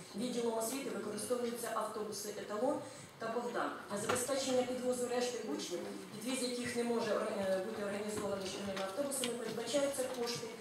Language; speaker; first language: Ukrainian; native; Ukrainian